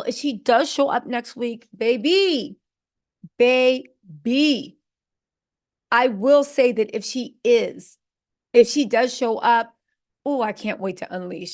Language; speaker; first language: English; native; English